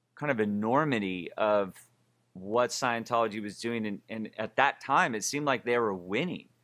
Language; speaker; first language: English; native; English